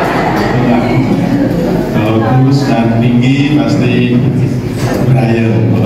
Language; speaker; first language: Indonesian; native; Indonesian